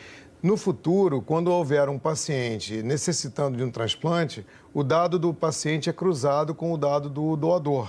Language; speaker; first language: Portuguese; native; Portuguese